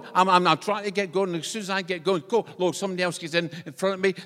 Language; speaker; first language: English; native; English